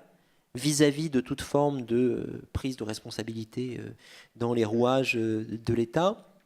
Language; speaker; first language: French; native; French